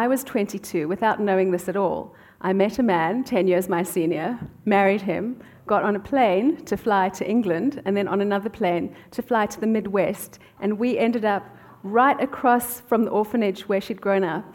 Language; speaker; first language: English; native; English